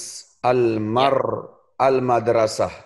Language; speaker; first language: Arabic; non-native, learner; Indonesian